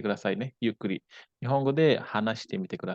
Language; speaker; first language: Japanese; non-native, fluent; Indonesian